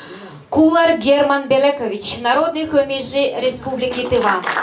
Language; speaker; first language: Russian; non-native, local second language; Tuvinian